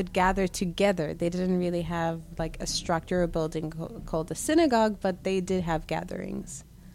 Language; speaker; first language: English; non-native, local second language; Shona